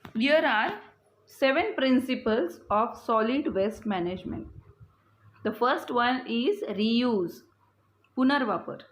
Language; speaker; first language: English; non-native, local second language; Marathi